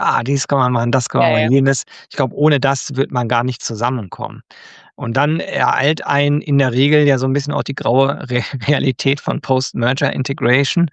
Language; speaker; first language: German; native; German